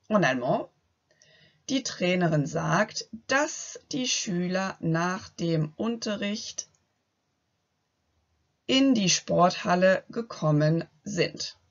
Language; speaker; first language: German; non-native, fluent; French